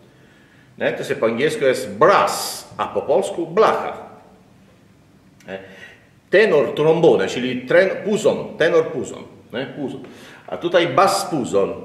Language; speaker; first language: Polish; non-native, learner; Italian